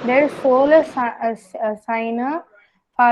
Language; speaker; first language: German; non-native, learner; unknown